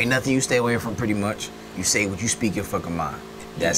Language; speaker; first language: English; native; English